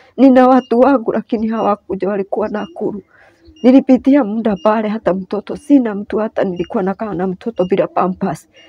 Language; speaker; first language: Swahili; non-native, local second language; Kikuyu